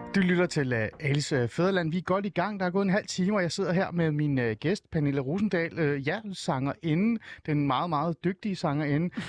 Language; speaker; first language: Danish; early bilingual, other home language; Persian